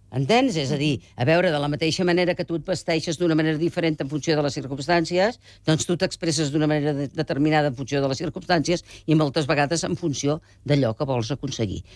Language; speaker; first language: Catalan; native; Catalan